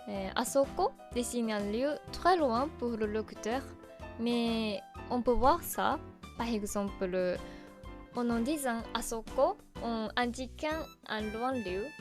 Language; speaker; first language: French; non-native, learner; Japanese